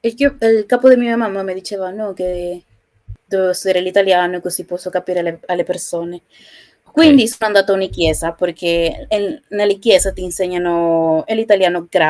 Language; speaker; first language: Italian; non-native, learner; Spanish